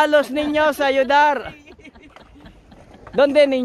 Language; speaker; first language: Spanish; non-native, learner; Filipino